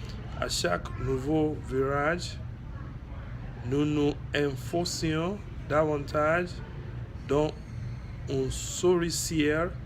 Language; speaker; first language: French; non-native, learner; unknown